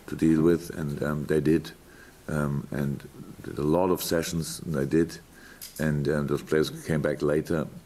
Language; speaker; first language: English; non-native, fluent; German